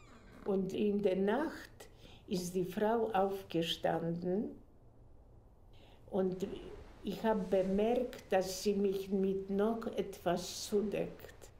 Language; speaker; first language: German; non-native, fluent; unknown